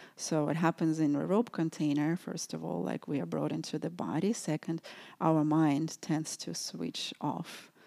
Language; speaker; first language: English; non-native, fluent; Russian